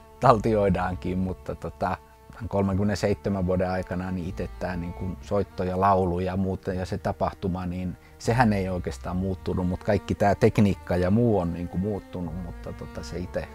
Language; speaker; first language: Finnish; native; Finnish